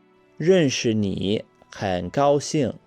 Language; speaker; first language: Chinese; non-native, learner; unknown